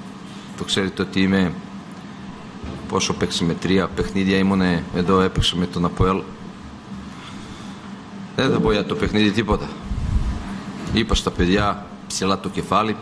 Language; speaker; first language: Greek; non-native, fluent; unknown